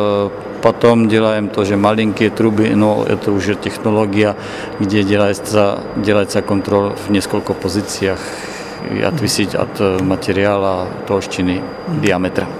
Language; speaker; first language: Russian; non-native, learner; Slovak